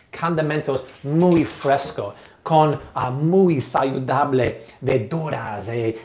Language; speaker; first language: Spanish; non-native, learner; English